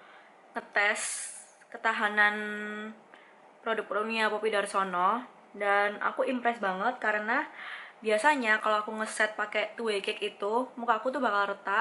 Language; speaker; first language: Indonesian; native; Indonesian